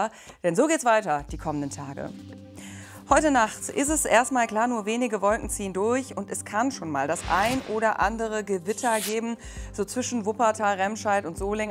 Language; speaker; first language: German; native; German